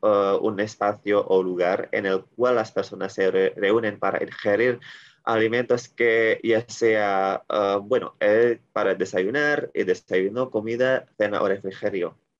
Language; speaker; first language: Spanish; non-native, learner; Indonesian